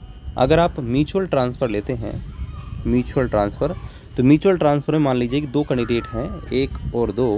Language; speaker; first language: Hindi; native; Hindi